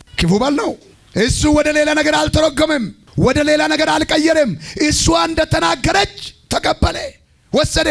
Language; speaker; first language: Amharic; non-native, local second language; Oromo